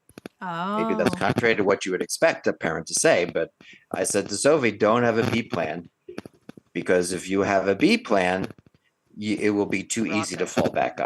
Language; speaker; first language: English; native; English